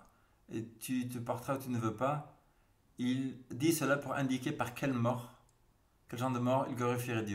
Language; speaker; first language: French; native; French